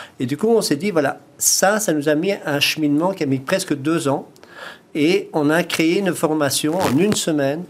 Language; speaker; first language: French; native; French